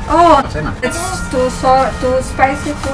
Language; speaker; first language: English; non-native, learner; Indonesian